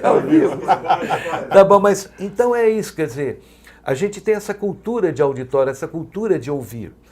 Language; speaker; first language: Portuguese; native; Portuguese